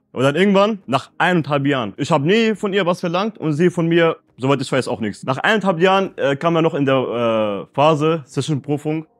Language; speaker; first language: German; early bilingual, other home language; Arabic